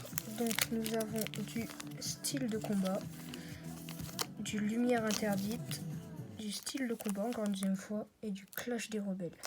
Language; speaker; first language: French; native; French